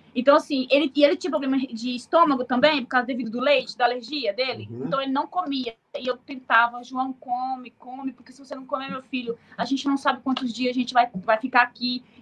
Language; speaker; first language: Portuguese; native; Portuguese